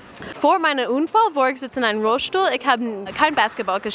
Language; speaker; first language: German; non-native, learner; English